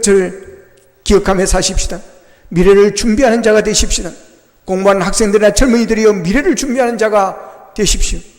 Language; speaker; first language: Korean; native; Korean